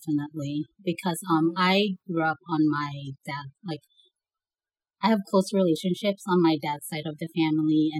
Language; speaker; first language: English; non-native, local second language; Bikol